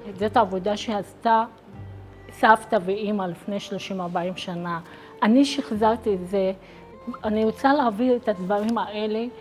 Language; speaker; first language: Hebrew; non-native, local second language; Arabic